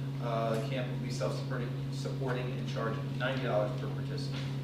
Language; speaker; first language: English; native; English